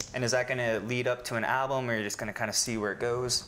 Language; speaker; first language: English; native; English